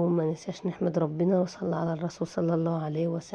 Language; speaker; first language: Arabic; native; Arabic